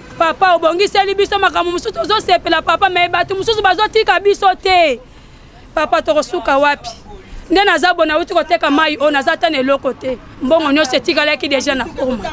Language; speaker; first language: Lingala; non-native, local second language; Kongo